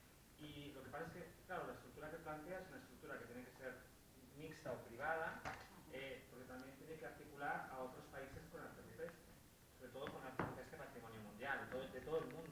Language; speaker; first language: Spanish; native; Spanish